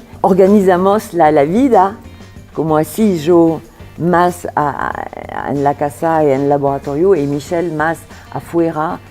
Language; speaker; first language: Spanish; non-native, fluent; French